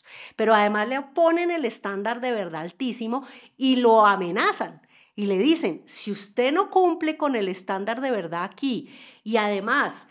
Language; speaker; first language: Spanish; native; Spanish